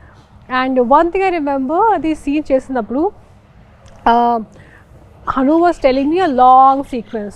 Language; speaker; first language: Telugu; non-native, local second language; Hindi